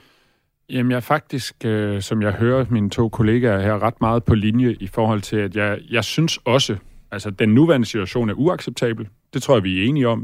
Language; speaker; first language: Danish; native; Danish